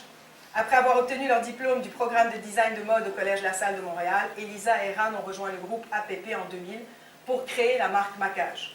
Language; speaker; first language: French; native; French